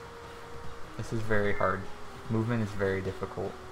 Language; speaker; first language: English; native; English